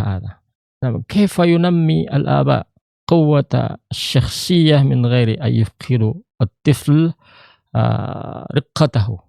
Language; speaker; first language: Arabic; non-native, fluent; Indonesian